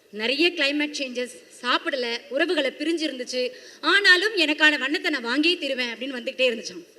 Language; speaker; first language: Tamil; native; Tamil